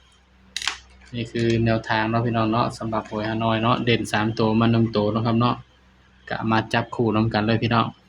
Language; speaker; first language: Thai; non-native, local second language; Lao